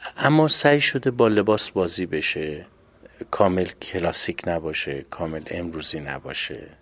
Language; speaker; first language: Persian; native; Persian